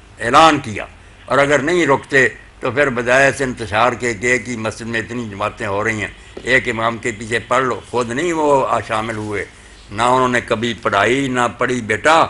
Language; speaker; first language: Urdu; non-native, local second language; Punjabi